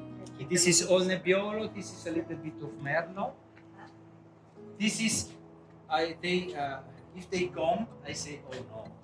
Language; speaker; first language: English; non-native, learner; Italian